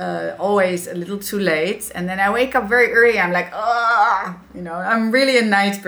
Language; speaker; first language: English; non-native, fluent; Dutch